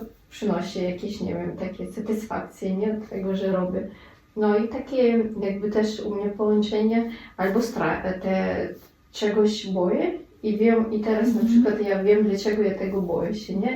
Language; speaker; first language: Polish; non-native, fluent; Russian